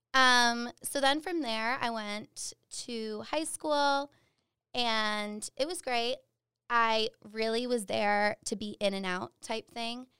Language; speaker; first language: English; native; English